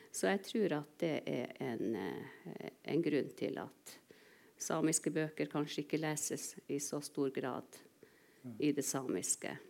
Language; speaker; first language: Norwegian; non-native, local second language; Northern Sami